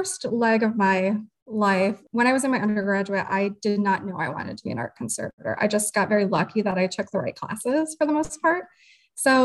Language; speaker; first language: English; native; English